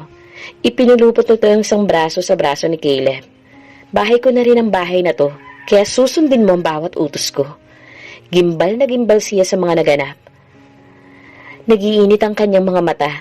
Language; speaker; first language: Filipino; native; Filipino